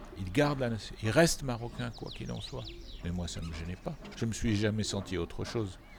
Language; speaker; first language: French; non-native, local second language; Arabic